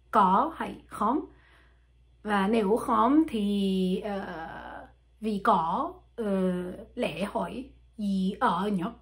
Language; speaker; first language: Vietnamese; non-native, learner; French